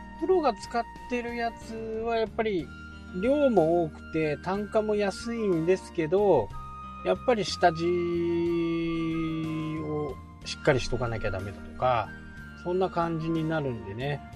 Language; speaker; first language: Japanese; native; Japanese